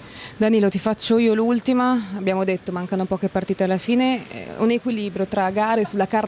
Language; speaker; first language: Italian; native; Italian